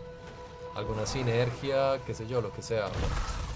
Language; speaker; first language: Spanish; native; Spanish